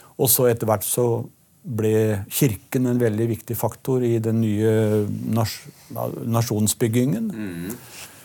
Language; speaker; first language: Norwegian; native; Norwegian